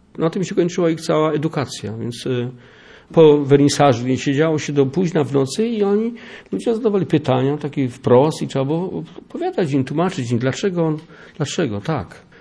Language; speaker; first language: Polish; native; Polish